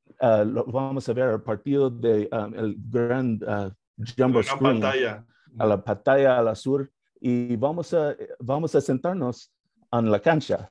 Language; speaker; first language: Spanish; non-native, learner; English